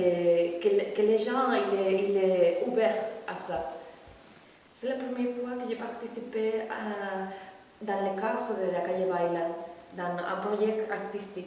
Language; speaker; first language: French; non-native, fluent; Spanish